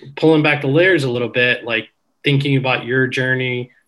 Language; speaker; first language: English; early bilingual, other home language; Hindi